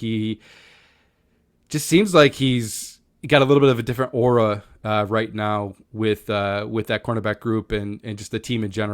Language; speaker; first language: English; native; English